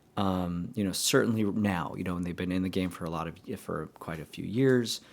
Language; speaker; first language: English; native; English